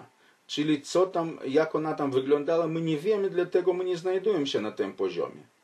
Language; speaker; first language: Polish; non-native, fluent; Ukrainian